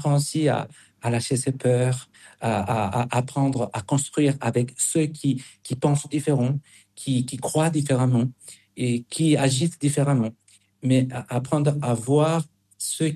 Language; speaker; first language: French; non-native, fluent; Spanish